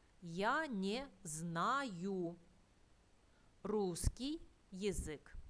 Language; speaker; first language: Russian; non-native, fluent; Turkish